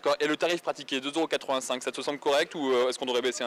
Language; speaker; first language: French; native; French